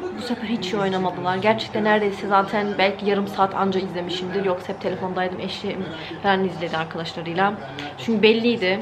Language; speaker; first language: Turkish; early bilingual, heritage; Turkish